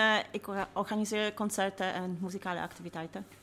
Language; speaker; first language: Dutch; non-native, fluent; Polish